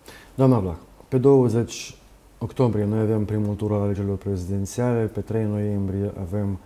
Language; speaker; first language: Romanian; native; Romanian